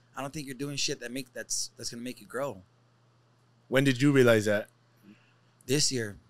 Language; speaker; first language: English; native; English